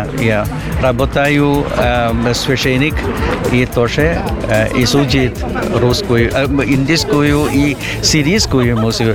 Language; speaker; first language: Russian; non-native, learner; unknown